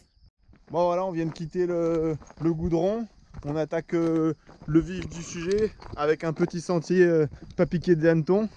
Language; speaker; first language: French; native; French